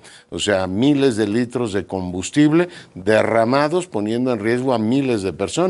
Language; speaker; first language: Spanish; native; Spanish